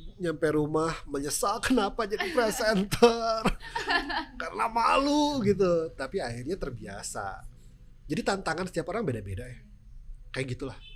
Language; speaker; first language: Indonesian; non-native, local second language; Sundanese